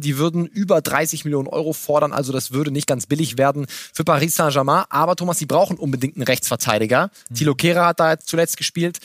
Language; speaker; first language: German; native; German